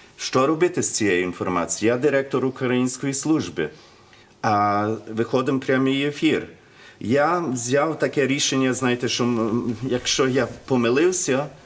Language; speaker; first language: Ukrainian; early bilingual, heritage; Ukrainian